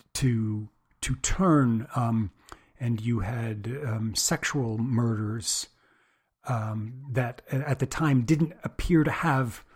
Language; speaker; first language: English; native; English